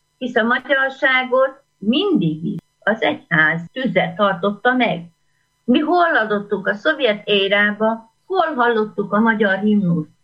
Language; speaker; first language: Hungarian; native; Hungarian